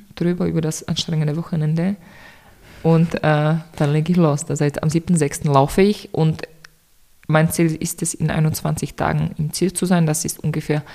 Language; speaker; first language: German; non-native, fluent; Czech